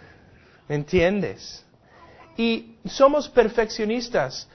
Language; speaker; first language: Spanish; non-native, fluent; English